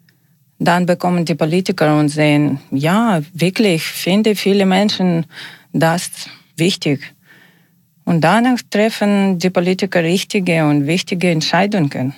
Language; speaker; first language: German; non-native, learner; Ukrainian